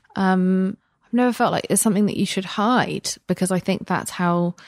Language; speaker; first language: English; native; English